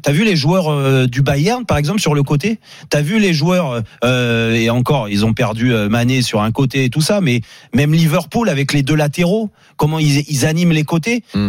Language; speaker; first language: French; native; French